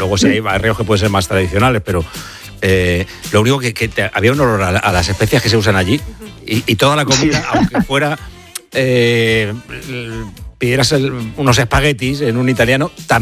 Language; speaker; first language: Spanish; native; Spanish